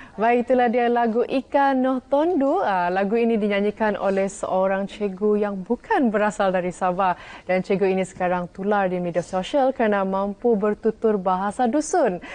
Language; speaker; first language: Malay; native; Malay